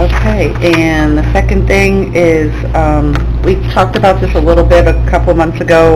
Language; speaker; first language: English; native; English